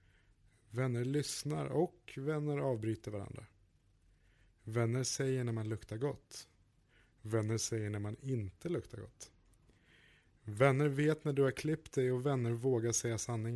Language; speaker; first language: Swedish; native; Swedish